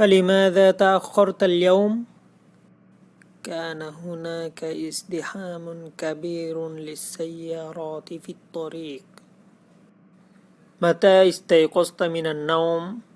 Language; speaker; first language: Arabic; non-native, fluent; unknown